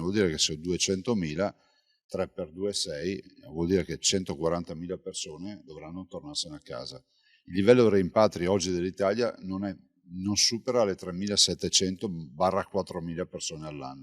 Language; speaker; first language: Italian; native; Italian